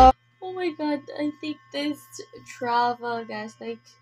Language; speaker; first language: English; non-native, learner; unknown